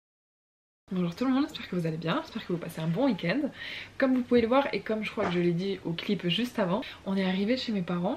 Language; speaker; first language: French; native; French